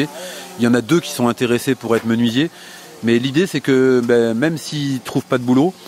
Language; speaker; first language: French; native; French